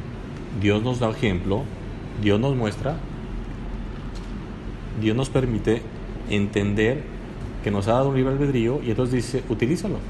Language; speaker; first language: Spanish; native; Spanish